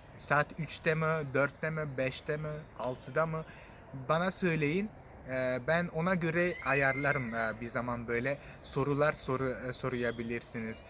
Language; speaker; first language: Turkish; non-native, fluent; French